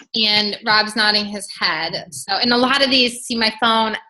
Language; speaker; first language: English; native; English